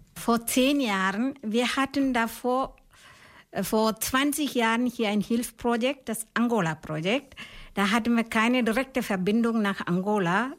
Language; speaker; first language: German; non-native, fluent; Malayalam